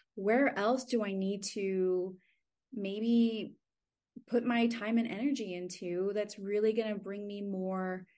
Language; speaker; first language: English; native; English